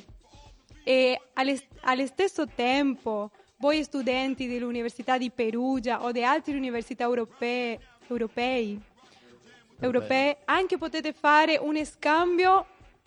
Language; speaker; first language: Italian; non-native, fluent; Spanish